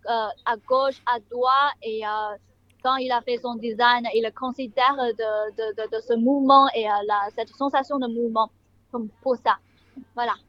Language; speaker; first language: French; non-native, learner; Chinese